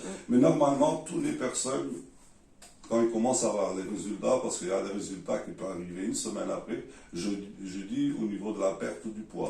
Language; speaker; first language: French; non-native, learner; Portuguese